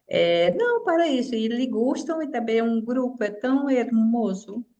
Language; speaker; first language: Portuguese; non-native, fluent; Spanish